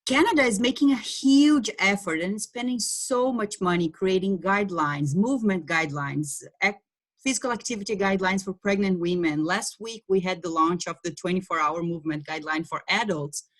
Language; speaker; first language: English; non-native, fluent; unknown